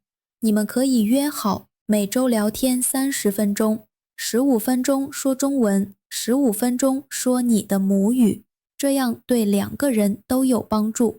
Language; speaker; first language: Chinese; non-native, fluent; Vietnamese